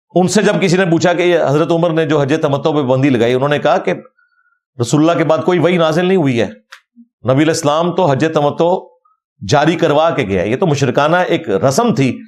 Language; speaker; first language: Urdu; non-native, local second language; Punjabi